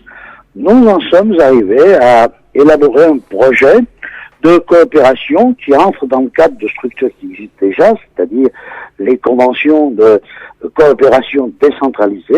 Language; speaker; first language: French; native; French